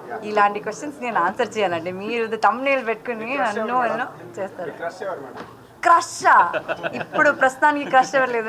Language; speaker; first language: Telugu; non-native, local second language; Malayalam